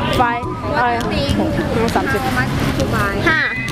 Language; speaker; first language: English; non-native, learner; Thai